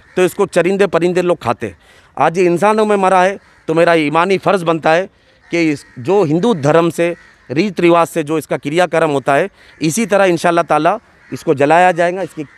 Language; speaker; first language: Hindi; native; Hindi